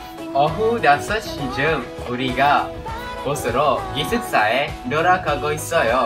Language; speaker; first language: Korean; non-native, learner; Malay